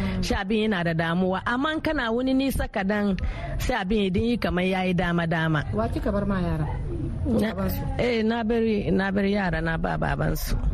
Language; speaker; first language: Hausa; non-native, local second language; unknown